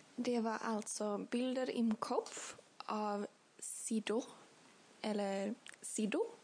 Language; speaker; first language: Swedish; native; Swedish